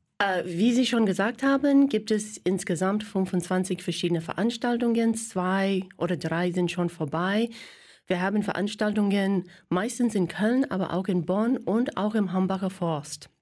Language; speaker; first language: German; non-native, fluent; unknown